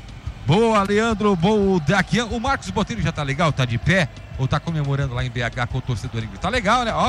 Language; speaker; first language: Portuguese; native; Portuguese